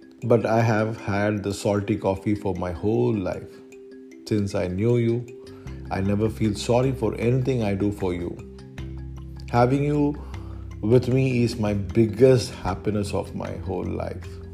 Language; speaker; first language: English; non-native, local second language; Malayalam